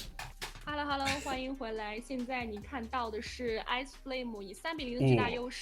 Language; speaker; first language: Chinese; native; Chinese